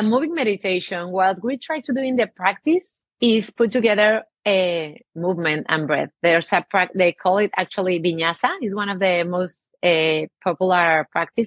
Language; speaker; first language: English; non-native, fluent; Spanish